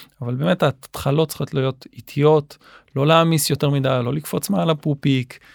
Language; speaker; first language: Hebrew; native; Hebrew